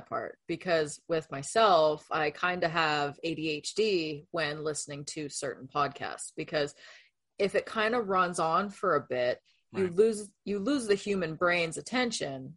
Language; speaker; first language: English; non-native, fluent; Spanish